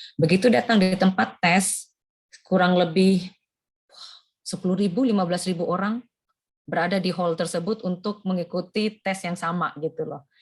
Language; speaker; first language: Indonesian; native; Indonesian